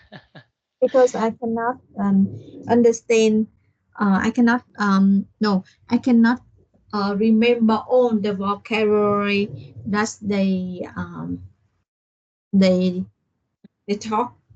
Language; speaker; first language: English; non-native, learner; Vietnamese